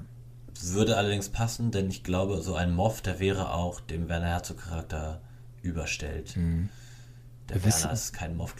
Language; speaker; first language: German; native; German